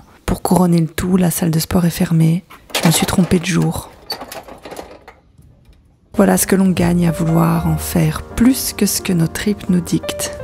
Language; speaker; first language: French; native; French